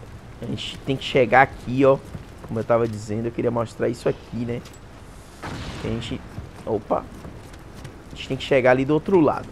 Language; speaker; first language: Portuguese; native; Portuguese